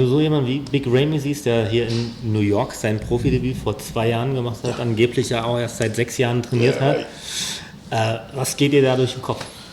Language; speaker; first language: German; native; German